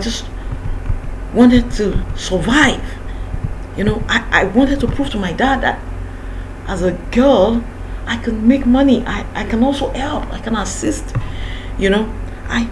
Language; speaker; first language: English; non-native, local second language; Yoruba